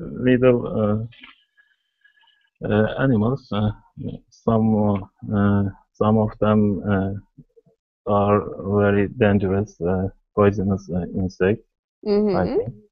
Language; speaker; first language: English; non-native, learner; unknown